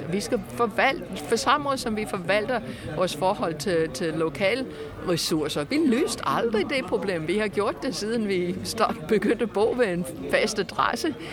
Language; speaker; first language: Danish; non-native, fluent; English